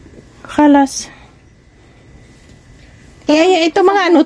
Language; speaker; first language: Filipino; native; Filipino